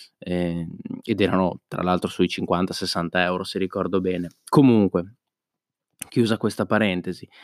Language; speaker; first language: Italian; native; Italian